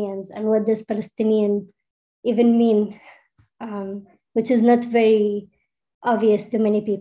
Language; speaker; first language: English; non-native, fluent; Arabic